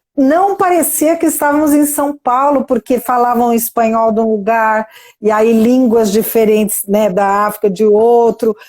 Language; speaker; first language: Portuguese; native; Portuguese